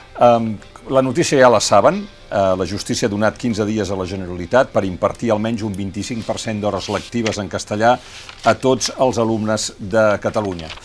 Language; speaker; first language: Catalan; native; Catalan